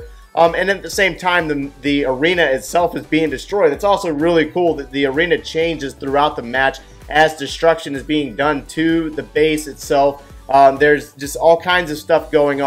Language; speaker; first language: English; native; English